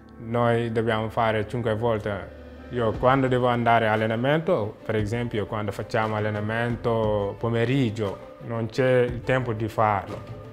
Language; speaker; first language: Italian; non-native, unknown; Wolof